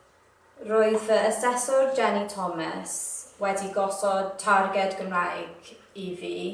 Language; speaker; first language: Welsh; non-native, local second language; English